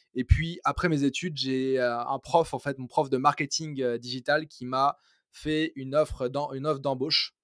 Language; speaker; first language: French; native; French